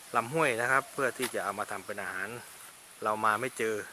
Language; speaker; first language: Thai; native; Thai